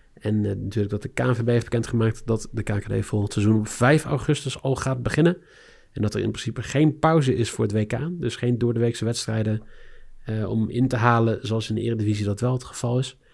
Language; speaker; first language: Dutch; native; Dutch